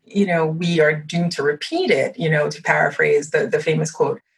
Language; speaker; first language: English; early bilingual, other home language; French